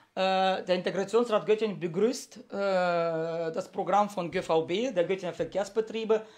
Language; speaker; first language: German; early bilingual, heritage; Russian